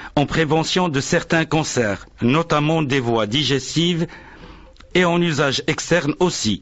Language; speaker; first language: French; non-native, local second language; Arabic